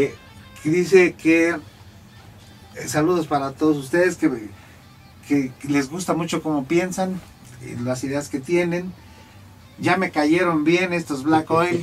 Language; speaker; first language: Spanish; native; Spanish